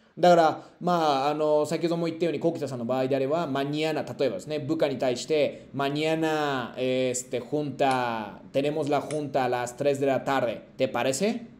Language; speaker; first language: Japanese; native; Japanese